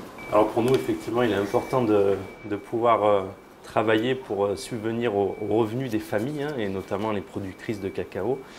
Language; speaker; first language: French; native; French